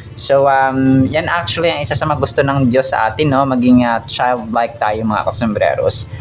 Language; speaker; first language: Filipino; non-native, local second language; Hiligaynon